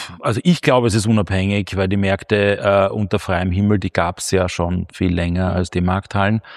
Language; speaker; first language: German; native; German